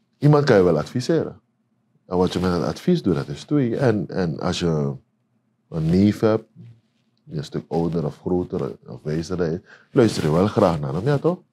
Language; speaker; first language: Dutch; native; Dutch